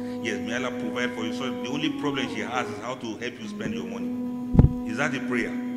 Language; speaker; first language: English; non-native, local second language; Yoruba